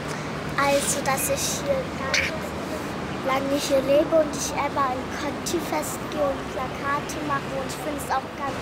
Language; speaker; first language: German; non-native, local second language; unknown